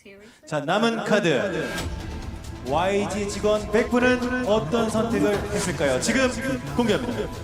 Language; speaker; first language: Korean; native; Korean